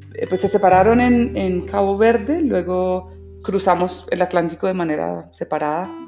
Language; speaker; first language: Spanish; early bilingual, other home language; English